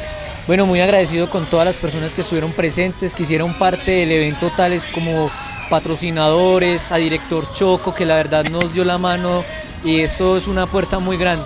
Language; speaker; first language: Spanish; native; Spanish